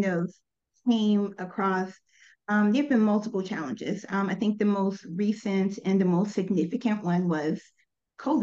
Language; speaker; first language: English; native; English